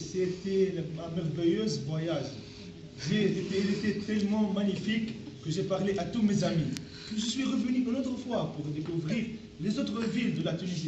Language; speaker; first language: French; non-native, local second language; Arabic